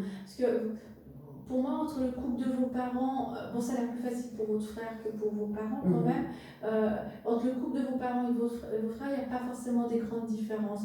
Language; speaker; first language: French; native; French